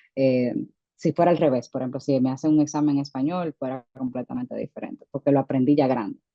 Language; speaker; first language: Spanish; early bilingual, heritage; Spanish